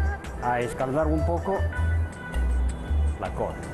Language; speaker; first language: Spanish; non-native, fluent; Chinese